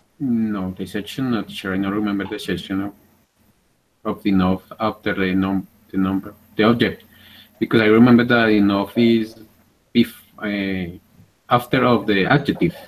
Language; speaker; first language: English; non-native, learner; Spanish